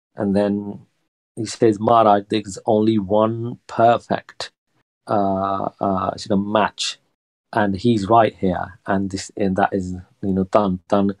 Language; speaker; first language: English; early bilingual, other home language; Punjabi